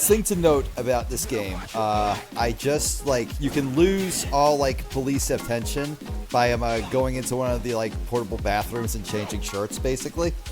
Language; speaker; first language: English; native; English